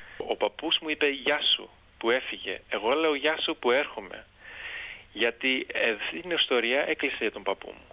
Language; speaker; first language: Greek; early bilingual, heritage; Greek